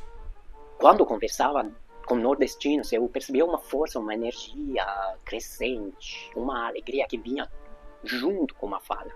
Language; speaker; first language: Portuguese; non-native, fluent; Hungarian